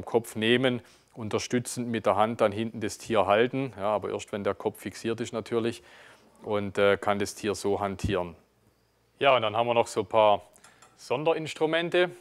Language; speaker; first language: German; native; German